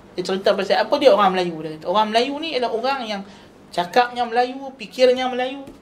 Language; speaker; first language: Malay; native; Malay